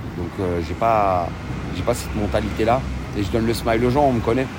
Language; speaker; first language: French; native; French